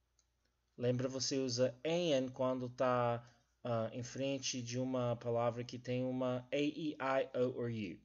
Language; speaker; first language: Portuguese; non-native, learner; English